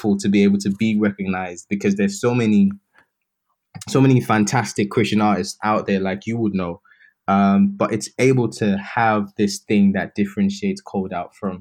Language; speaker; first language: English; native; English